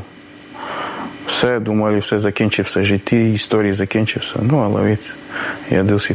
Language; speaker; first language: Ukrainian; non-native, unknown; Persian